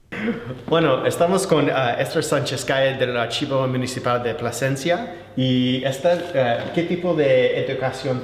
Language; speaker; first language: Spanish; non-native, fluent; English